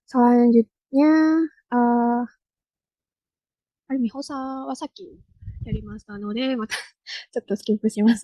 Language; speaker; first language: Japanese; non-native, fluent; Indonesian